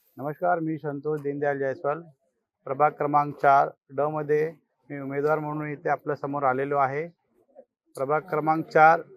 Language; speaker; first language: Marathi; non-native, local second language; Hindi